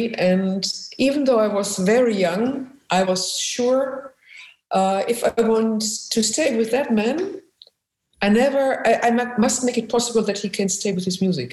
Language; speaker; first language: English; non-native, fluent; German